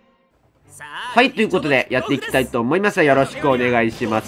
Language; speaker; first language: Japanese; native; Japanese